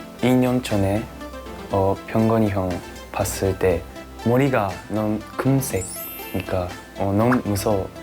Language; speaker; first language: Korean; non-native, learner; Japanese